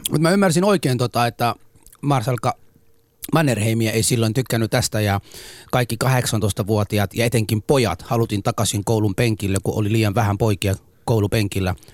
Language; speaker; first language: Finnish; non-native, fluent; Somali